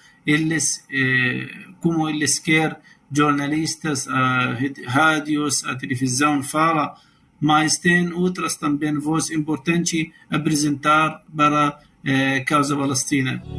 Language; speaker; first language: Portuguese; non-native, learner; Arabic